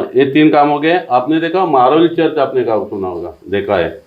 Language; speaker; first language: Hindi; non-native, local second language; Marathi